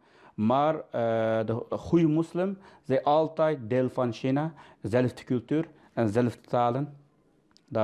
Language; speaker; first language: Dutch; non-native, learner; Uyghur